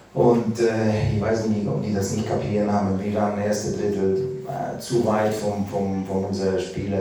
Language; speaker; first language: German; non-native, learner; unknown